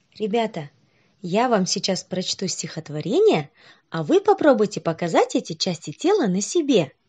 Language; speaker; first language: Russian; non-native, local second language; Kazakh